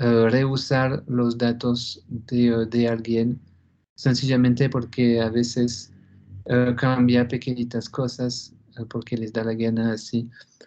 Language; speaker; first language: Spanish; non-native, fluent; French